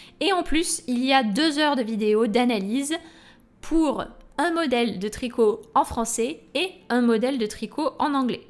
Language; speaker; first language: French; native; French